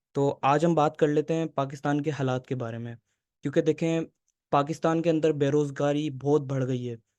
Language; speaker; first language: Urdu; native; Urdu